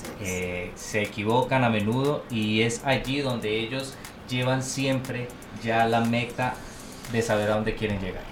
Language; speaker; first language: Spanish; native; Spanish